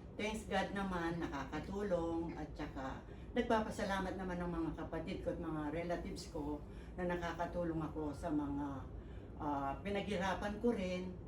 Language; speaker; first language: Filipino; non-native, local second language; Pampanga